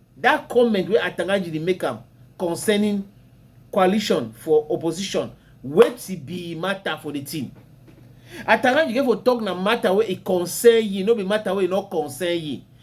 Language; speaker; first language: Nigerian Pidgin; native; Nigerian Pidgin